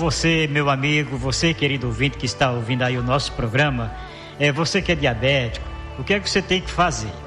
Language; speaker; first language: Portuguese; native; Portuguese